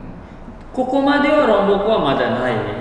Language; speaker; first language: Japanese; non-native, learner; Indonesian